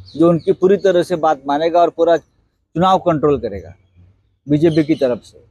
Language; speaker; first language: Hindi; non-native, local second language; Marathi